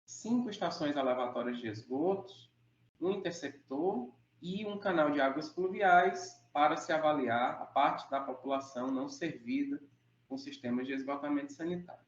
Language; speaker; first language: Portuguese; native; Portuguese